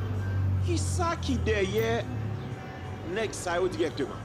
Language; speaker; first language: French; non-native, local second language; Haitian Creole